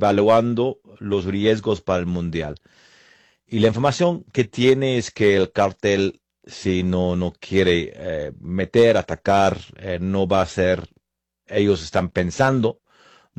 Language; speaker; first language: Spanish; non-native, fluent; English